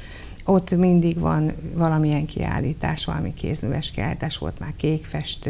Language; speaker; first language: Hungarian; native; Hungarian